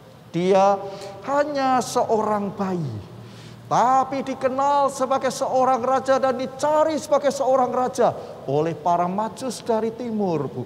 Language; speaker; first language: Indonesian; native; Indonesian